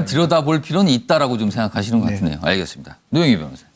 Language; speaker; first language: Korean; native; Korean